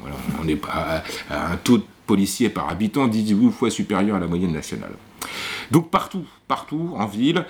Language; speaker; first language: French; native; French